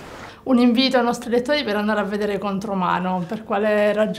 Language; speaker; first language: Italian; native; Italian